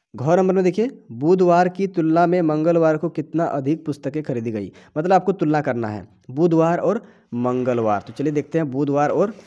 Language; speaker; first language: Hindi; native; Hindi